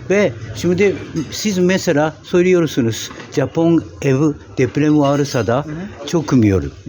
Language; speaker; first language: Turkish; non-native, learner; Japanese